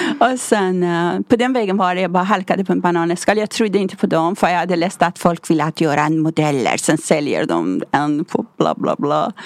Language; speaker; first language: Swedish; non-native, fluent; Persian